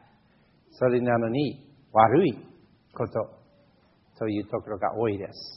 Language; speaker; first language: Japanese; non-native, fluent; English